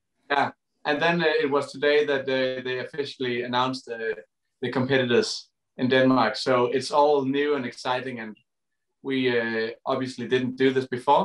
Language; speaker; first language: English; non-native, fluent; Danish